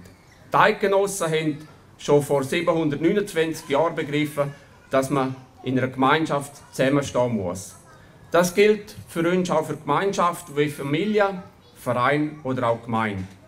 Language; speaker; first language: German; native; German